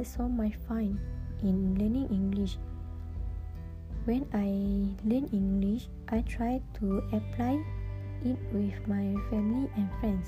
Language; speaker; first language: English; non-native, local second language; Malay